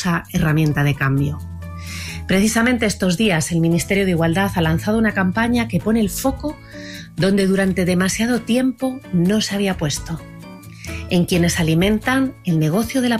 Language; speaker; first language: Spanish; native; Spanish